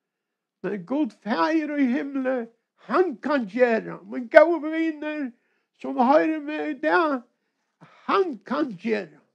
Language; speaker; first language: Swedish; non-native, learner; Faroese